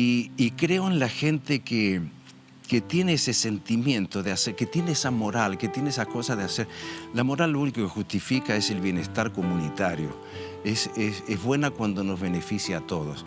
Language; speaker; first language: Spanish; native; Spanish